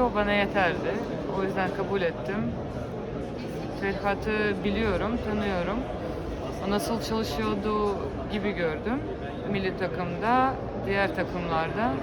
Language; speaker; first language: Turkish; non-native, fluent; Russian